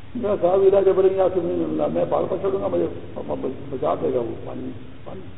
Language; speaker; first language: Urdu; non-native, local second language; Pashto